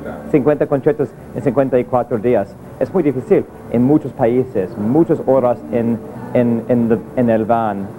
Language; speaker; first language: Spanish; non-native, learner; English